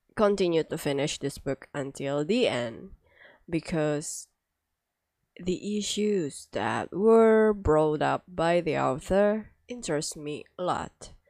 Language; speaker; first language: English; non-native, fluent; Indonesian